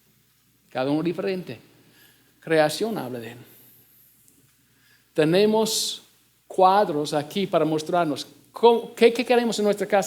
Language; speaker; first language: Spanish; non-native, fluent; English